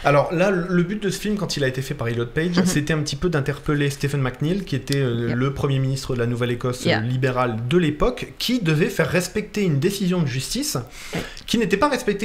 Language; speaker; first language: French; native; French